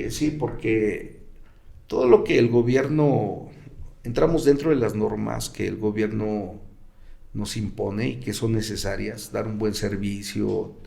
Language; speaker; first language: Spanish; native; Spanish